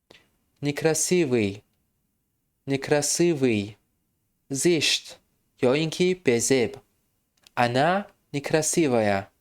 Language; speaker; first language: Russian; non-native, fluent; Tajik